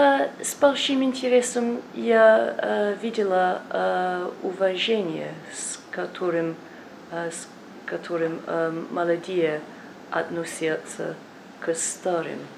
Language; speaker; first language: Russian; non-native, learner; English